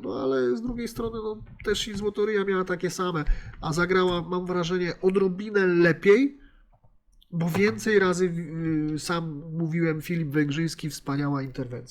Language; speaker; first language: Polish; native; Polish